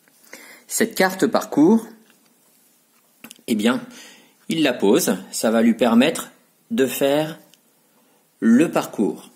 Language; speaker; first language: French; native; French